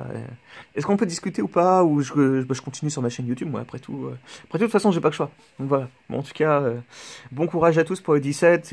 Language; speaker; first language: French; native; French